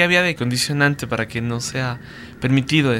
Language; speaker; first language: Spanish; native; Spanish